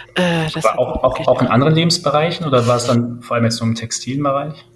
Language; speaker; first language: German; native; German